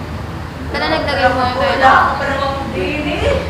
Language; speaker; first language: Filipino; native; Filipino